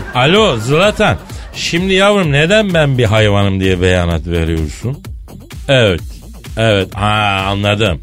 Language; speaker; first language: Turkish; native; Turkish